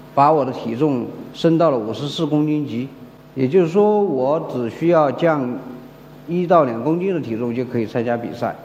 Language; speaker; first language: Chinese; native; Chinese